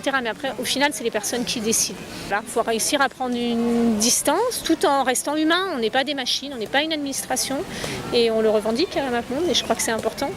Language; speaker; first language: French; native; French